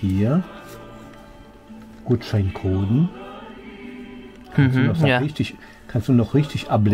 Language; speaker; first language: German; non-native, learner; Polish